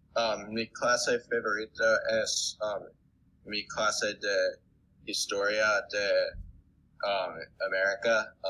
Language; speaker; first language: Spanish; non-native, learner; English